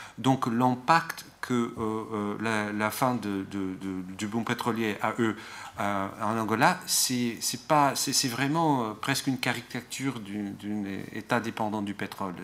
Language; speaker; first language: French; non-native, fluent; Portuguese